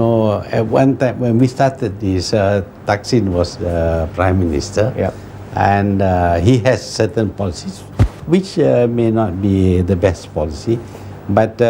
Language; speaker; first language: English; non-native, local second language; Malay